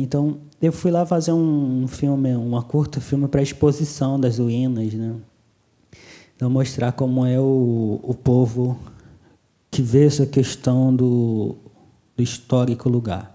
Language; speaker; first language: Portuguese; non-native, local second language; Guarani